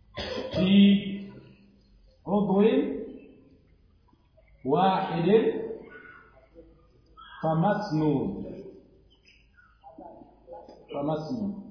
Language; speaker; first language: Arabic; non-native, fluent; Swahili